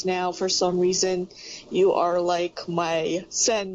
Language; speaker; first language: English; non-native, local second language; Filipino